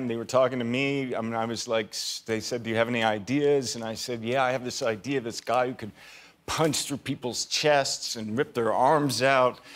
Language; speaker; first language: English; native; English